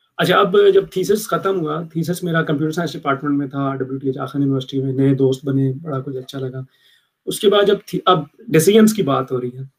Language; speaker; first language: Urdu; native; Urdu